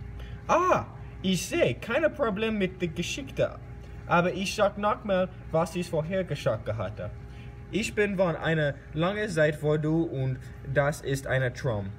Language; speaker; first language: German; non-native, learner; English